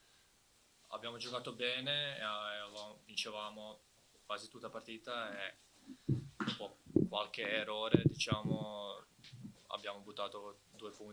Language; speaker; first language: Italian; non-native, fluent; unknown